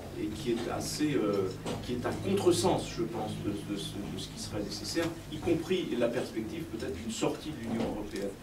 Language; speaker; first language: French; native; French